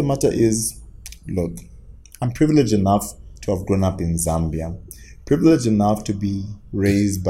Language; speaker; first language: English; non-native, local second language; Bemba